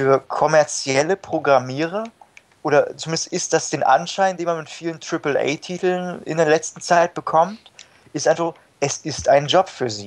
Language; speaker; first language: German; native; German